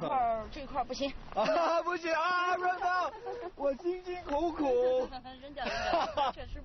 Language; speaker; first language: Chinese; native; Chinese